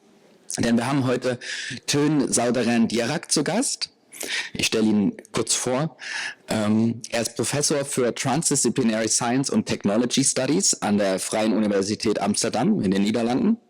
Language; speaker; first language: German; native; German